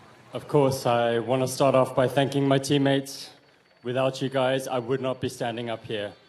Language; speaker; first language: English; native; English